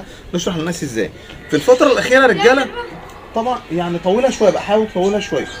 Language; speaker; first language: Arabic; native; Arabic